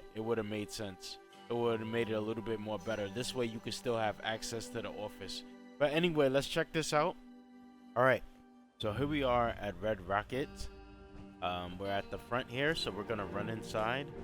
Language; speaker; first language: English; native; English